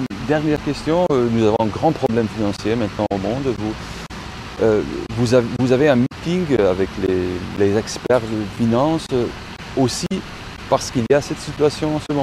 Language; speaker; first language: French; non-native, fluent; Slovenian